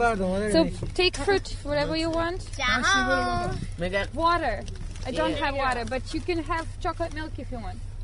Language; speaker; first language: English; non-native, fluent; Serbian